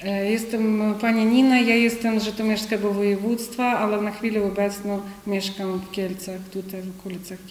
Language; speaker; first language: Polish; non-native, fluent; Ukrainian